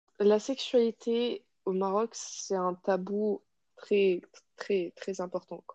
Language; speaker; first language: French; non-native, local second language; Arabic